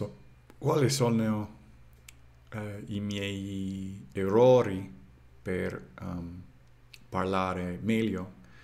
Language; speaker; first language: Italian; non-native, learner; English